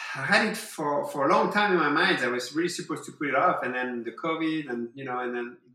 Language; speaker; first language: English; non-native, fluent; French